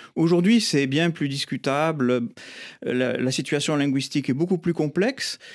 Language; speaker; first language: French; native; French